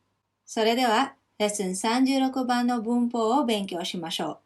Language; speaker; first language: Japanese; non-native, fluent; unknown